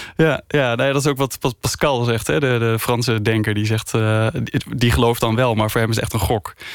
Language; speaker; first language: Dutch; native; Dutch